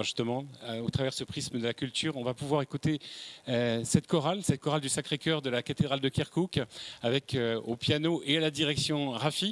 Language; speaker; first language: French; native; French